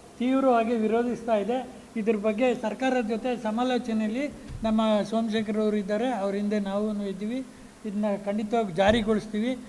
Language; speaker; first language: Kannada; non-native, local second language; Tamil